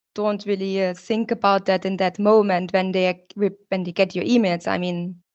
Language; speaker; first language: English; non-native, fluent; German